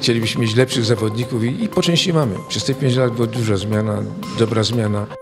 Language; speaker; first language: Polish; native; Polish